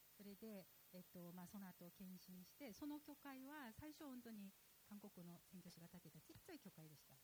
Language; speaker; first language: Japanese; non-native, fluent; Korean